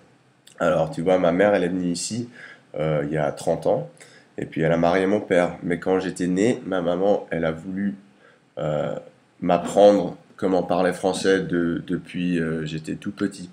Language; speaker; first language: French; early bilingual, heritage; English